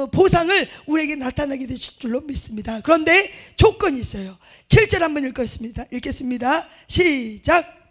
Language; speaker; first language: Korean; native; Korean